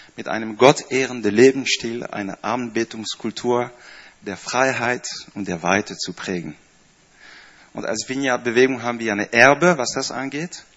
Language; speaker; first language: German; non-native, fluent; Dutch